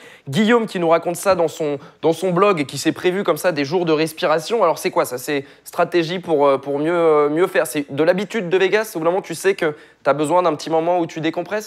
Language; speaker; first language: French; native; French